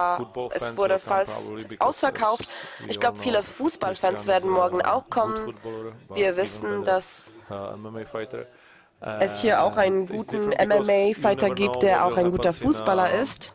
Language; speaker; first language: German; non-native, fluent; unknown